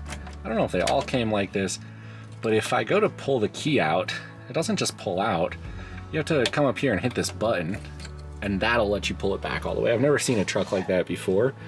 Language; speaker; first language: English; native; English